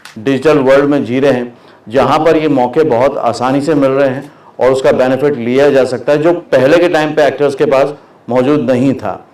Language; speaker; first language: Hindi; native; Hindi